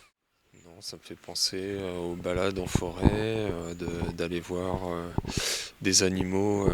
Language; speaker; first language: French; native; French